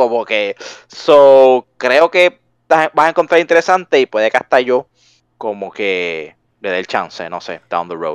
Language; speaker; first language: Spanish; native; Spanish